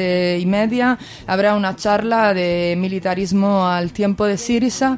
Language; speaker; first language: Spanish; native; Spanish